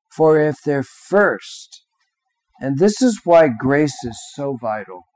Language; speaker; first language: English; native; English